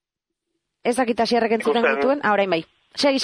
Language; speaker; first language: Basque; native; Basque